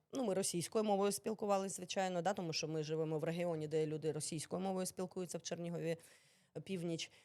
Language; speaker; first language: Ukrainian; early bilingual, other home language; Russian